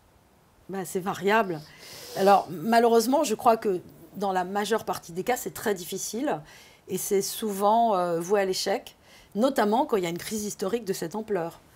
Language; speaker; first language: French; native; French